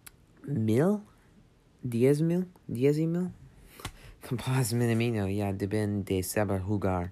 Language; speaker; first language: Spanish; non-native, learner; English